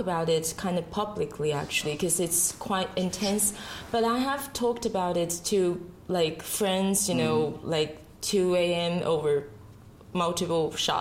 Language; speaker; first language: English; non-native, fluent; Chinese